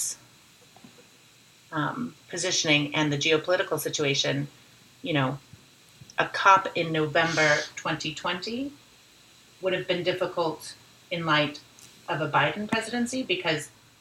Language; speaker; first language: English; native; English